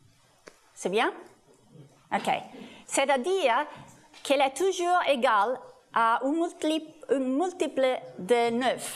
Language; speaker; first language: French; non-native, learner; Italian